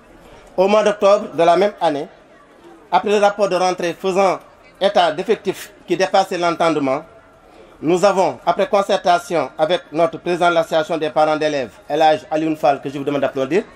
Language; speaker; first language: French; non-native, local second language; Wolof